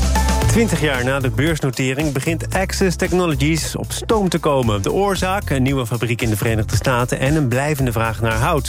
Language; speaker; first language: Dutch; native; Dutch